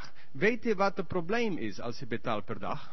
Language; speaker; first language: Dutch; non-native, learner; English